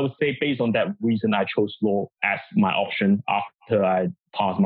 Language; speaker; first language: English; non-native, local second language; Cantonese